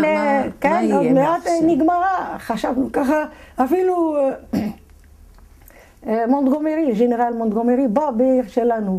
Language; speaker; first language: Hebrew; non-native, fluent; Arabic